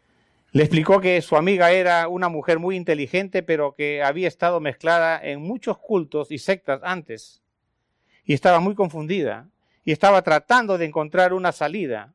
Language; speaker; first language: Spanish; native; Spanish